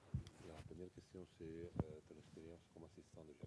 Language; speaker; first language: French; non-native, fluent; Catalan